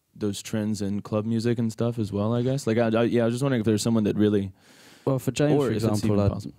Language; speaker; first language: English; native; English